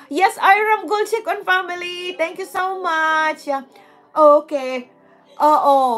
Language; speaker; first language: English; non-native, local second language; Filipino